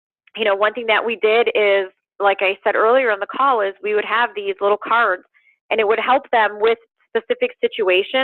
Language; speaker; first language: English; native; English